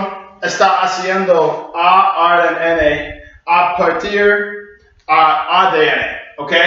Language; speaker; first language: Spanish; non-native, learner; English